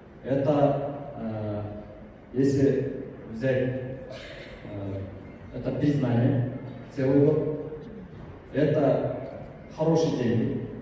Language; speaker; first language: Russian; non-native, local second language; Kyrgyz